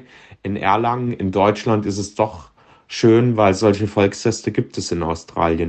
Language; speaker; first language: German; native; German